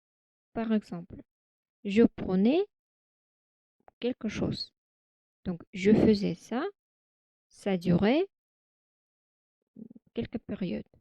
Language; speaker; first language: French; non-native, fluent; Russian